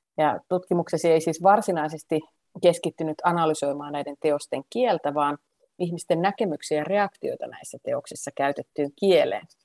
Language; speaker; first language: Finnish; native; Finnish